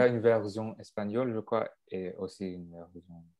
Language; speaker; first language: French; non-native, local second language; English